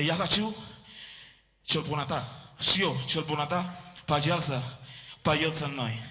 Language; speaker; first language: Russian; non-native, learner; Spanish